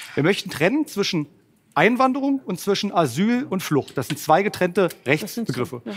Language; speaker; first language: German; native; German